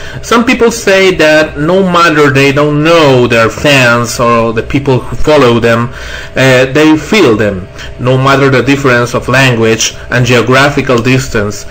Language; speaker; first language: English; non-native, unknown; Spanish